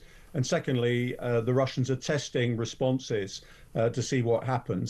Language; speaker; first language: English; native; English